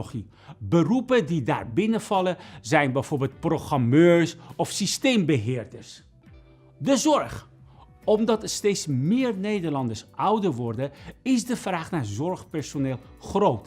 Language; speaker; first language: Dutch; non-native, fluent; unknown